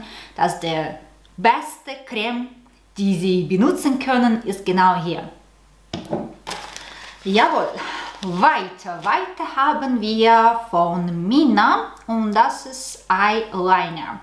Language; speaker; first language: German; non-native, learner; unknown